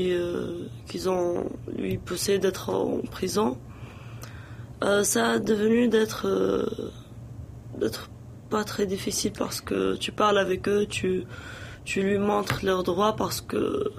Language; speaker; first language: French; non-native, local second language; Arabic